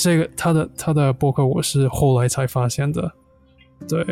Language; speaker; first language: Chinese; non-native, fluent; English